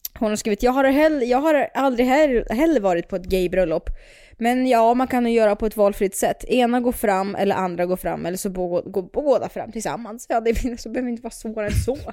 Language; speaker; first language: Swedish; early bilingual, other home language; Russian